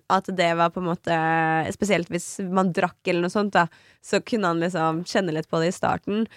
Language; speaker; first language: Norwegian; native; Norwegian